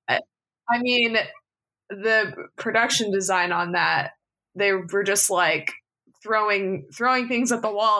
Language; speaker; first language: English; native; English